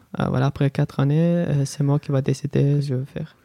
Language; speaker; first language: French; non-native, learner; Azerbaijani